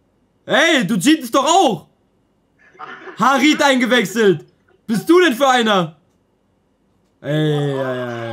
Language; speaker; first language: German; native; German